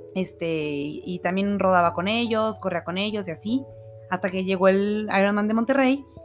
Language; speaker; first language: Spanish; native; Spanish